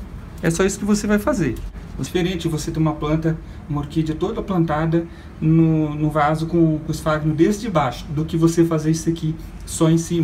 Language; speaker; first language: Portuguese; native; Portuguese